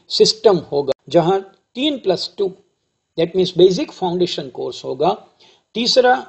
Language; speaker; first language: Hindi; non-native, local second language; Gujarati